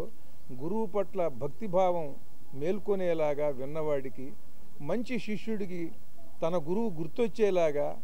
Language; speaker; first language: Telugu; native; Telugu